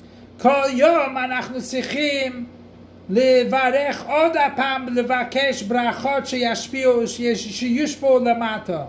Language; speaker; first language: Hebrew; non-native, fluent; English